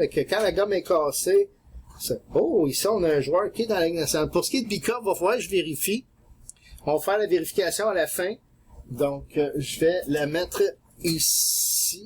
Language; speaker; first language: French; native; French